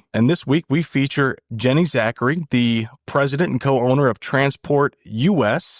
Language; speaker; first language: English; native; English